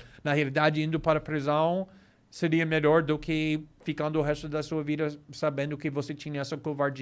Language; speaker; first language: Portuguese; non-native, fluent; English